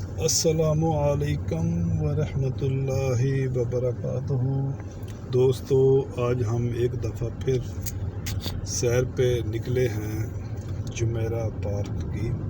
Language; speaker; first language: Urdu; non-native, local second language; Punjabi